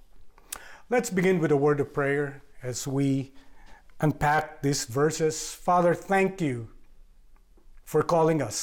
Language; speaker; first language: English; non-native, local second language; Filipino